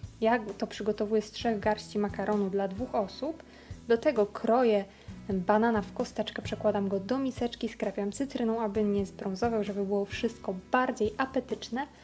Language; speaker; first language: Polish; native; Polish